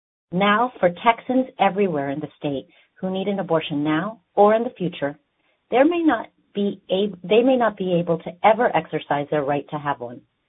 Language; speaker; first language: English; early bilingual, other home language; Spanish